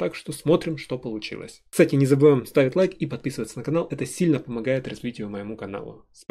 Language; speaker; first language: Russian; native; Russian